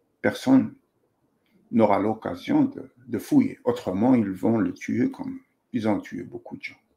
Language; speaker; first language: French; non-native, local second language; Arabic